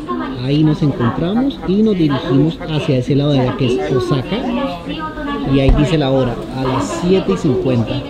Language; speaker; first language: Spanish; native; Spanish